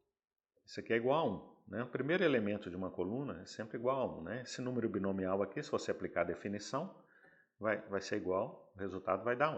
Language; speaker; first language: Portuguese; native; Portuguese